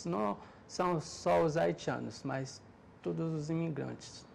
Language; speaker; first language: Portuguese; non-native, learner; Haitian Creole